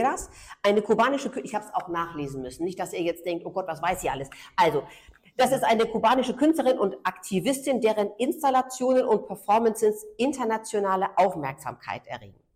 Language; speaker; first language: German; native; German